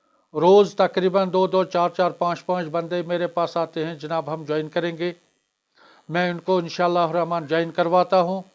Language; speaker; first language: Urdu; non-native, local second language; Kashmiri